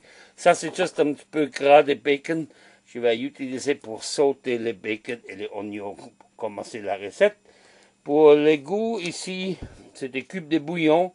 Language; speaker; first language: French; non-native, learner; German